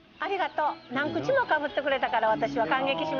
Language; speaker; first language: Japanese; native; Japanese